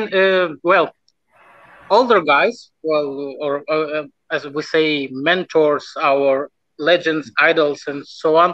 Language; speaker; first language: English; non-native, fluent; Lithuanian